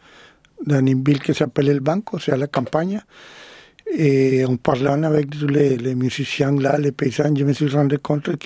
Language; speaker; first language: French; non-native, fluent; Spanish